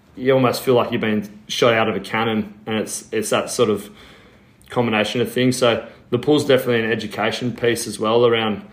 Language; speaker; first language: English; native; English